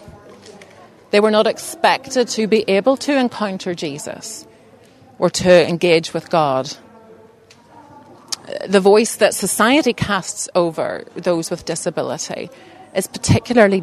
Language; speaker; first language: English; native; English